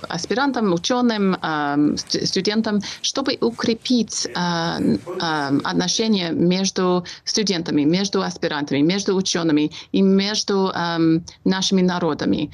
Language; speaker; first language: Russian; non-native, fluent; English